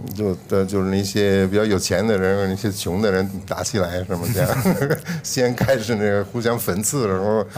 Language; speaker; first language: Chinese; non-native, fluent; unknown